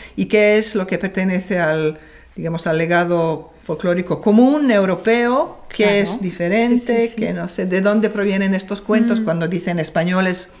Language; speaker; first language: Spanish; non-native, fluent; Serbian